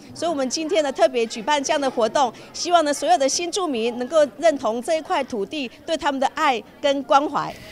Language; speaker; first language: Chinese; native; Chinese